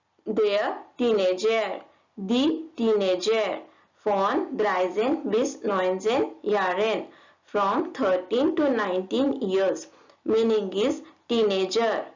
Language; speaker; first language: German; non-native, learner; Hindi